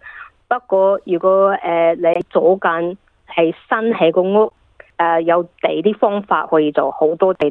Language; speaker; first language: Cantonese; early bilingual, heritage; English